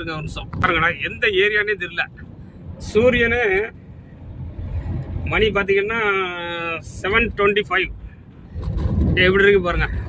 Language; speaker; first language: Tamil; native; Tamil